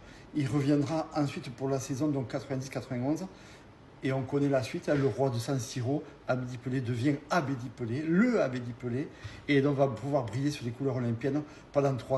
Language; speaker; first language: French; native; French